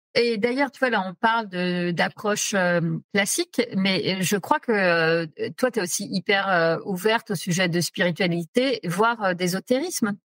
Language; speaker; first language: French; native; French